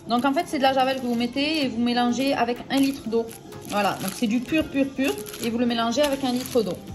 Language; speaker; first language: French; native; French